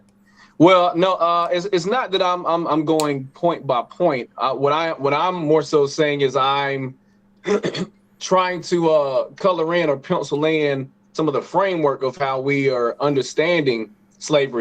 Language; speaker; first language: English; native; English